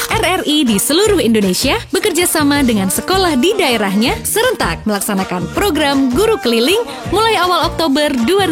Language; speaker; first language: Indonesian; native; Indonesian